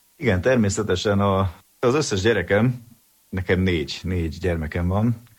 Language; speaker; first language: Hungarian; native; Hungarian